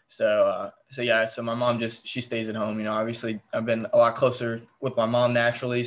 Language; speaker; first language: English; native; English